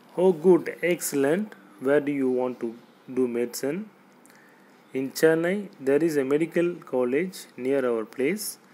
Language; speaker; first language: English; non-native, local second language; Tamil